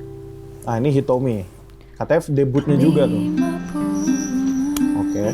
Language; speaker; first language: Indonesian; native; Indonesian